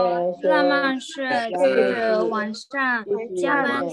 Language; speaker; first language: Chinese; non-native, learner; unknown